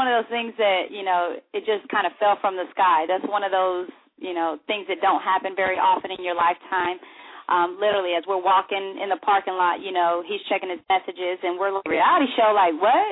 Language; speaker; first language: English; native; English